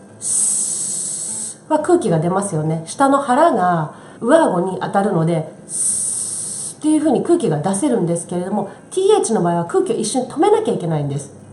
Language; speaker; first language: Japanese; native; Japanese